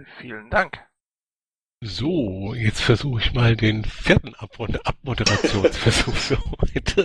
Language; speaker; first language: German; native; German